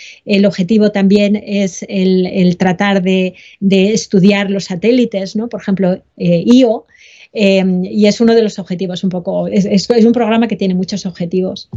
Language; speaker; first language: Spanish; native; Spanish